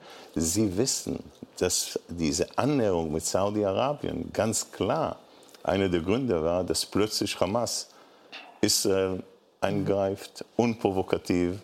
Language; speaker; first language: German; non-native, fluent; Hebrew